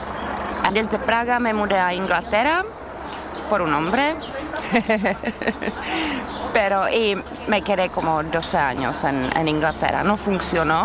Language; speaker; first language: Spanish; non-native, fluent; Czech